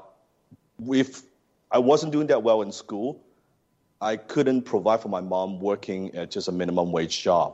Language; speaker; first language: English; non-native, local second language; Cantonese